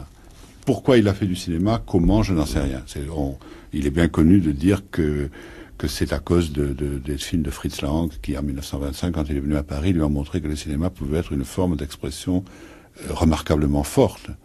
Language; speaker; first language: French; native; French